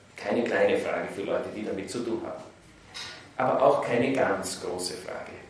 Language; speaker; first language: German; native; German